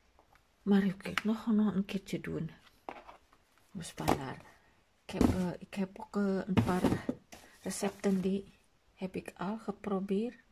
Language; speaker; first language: Dutch; non-native, learner; Indonesian